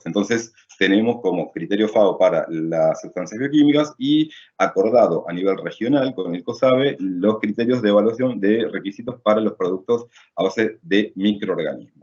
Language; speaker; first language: Spanish; native; Spanish